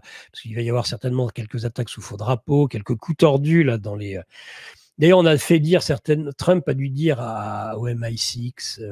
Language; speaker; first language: French; native; French